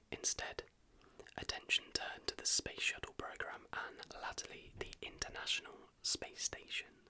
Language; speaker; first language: English; native; English